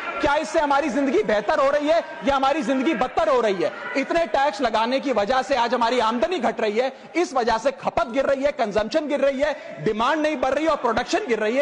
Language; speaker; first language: Hindi; native; Hindi